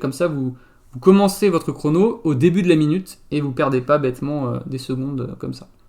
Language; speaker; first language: French; native; French